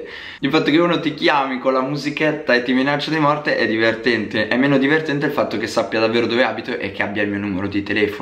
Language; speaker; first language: Italian; native; Italian